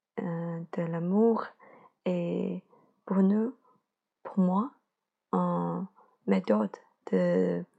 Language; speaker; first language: French; non-native, learner; Chinese